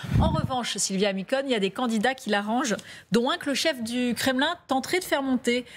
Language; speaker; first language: French; native; French